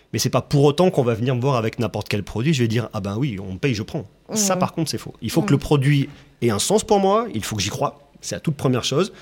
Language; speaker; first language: French; native; French